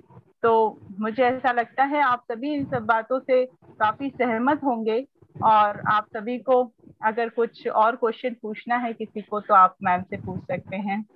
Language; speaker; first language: Hindi; native; Hindi